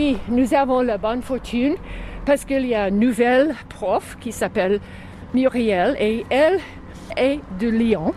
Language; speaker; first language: French; non-native, fluent; English